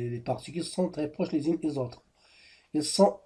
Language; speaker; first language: French; non-native, local second language; Arabic